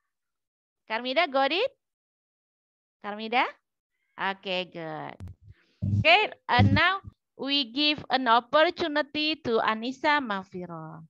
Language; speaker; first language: English; non-native, learner; Indonesian